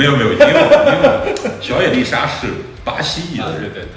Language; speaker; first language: Chinese; native; Chinese